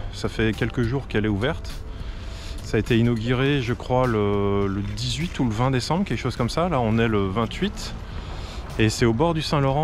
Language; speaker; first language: French; native; French